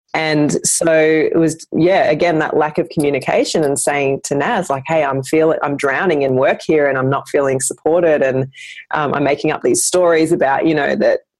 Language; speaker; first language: English; native; English